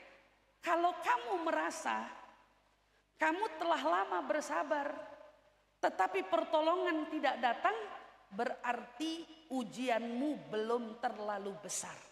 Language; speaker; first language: Indonesian; native; Indonesian